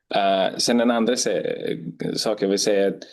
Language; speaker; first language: Swedish; non-native, fluent; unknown